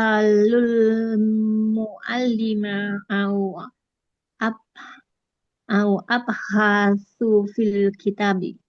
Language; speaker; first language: Arabic; non-native, learner; Indonesian